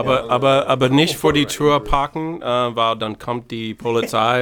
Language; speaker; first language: German; non-native, fluent; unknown